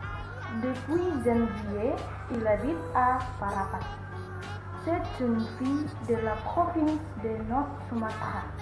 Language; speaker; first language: French; non-native, learner; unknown